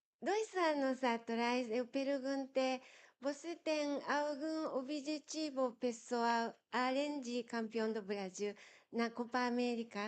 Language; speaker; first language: Portuguese; non-native, fluent; Japanese